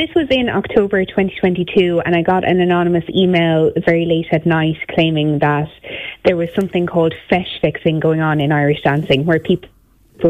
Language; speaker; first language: English; native; English